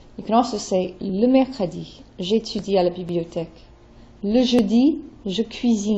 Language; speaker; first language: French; non-native, fluent; English